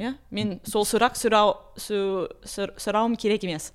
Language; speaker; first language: Kazakh; non-native, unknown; English